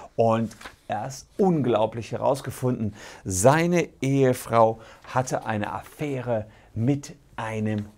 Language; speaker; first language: German; native; German